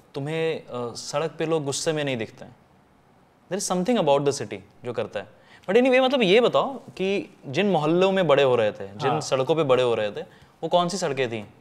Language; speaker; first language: Hindi; native; Hindi